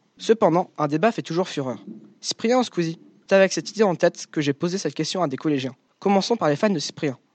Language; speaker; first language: French; native; French